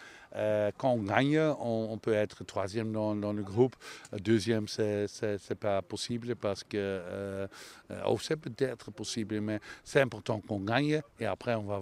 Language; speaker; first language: French; non-native, local second language; Dutch